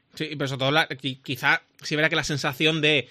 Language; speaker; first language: Spanish; native; Spanish